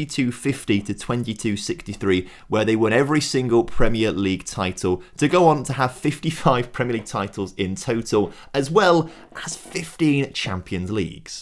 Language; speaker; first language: English; native; English